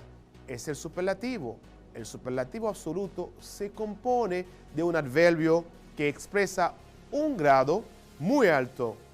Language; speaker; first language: Spanish; non-native, fluent; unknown